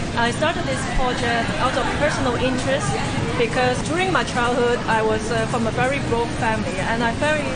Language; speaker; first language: English; non-native, local second language; Cantonese